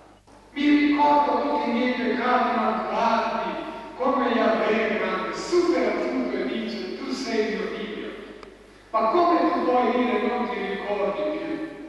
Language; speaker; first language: Italian; non-native, fluent; Croatian